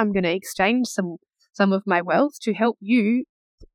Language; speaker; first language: English; native; English